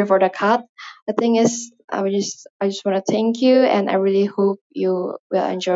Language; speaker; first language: English; non-native, fluent; Indonesian